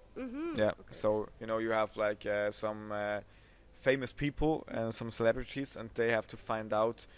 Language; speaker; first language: English; non-native, fluent; Swiss German